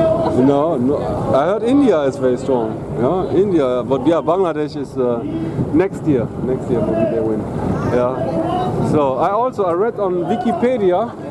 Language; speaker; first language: English; non-native, fluent; German